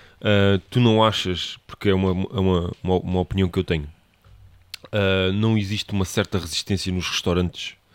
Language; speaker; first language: Portuguese; native; Portuguese